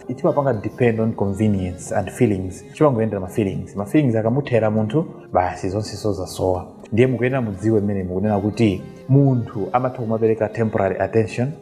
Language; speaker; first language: Nyanja; native; Nyanja